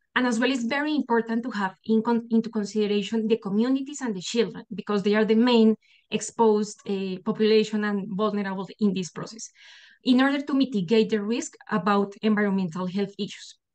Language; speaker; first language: English; non-native, fluent; Spanish